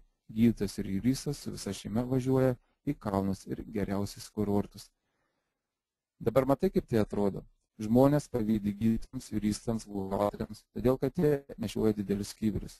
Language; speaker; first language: Lithuanian; native; Lithuanian